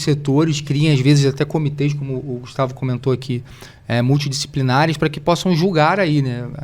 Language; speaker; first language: Portuguese; native; Portuguese